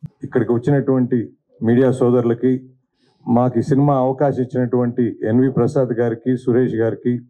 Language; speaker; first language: Telugu; native; Telugu